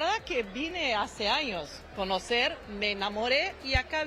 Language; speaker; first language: Spanish; non-native, fluent; Portuguese